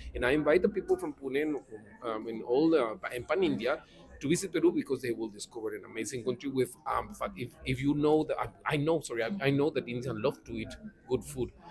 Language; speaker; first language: English; non-native, fluent; Spanish